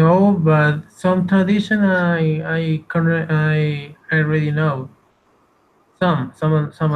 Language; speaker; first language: English; non-native, learner; Spanish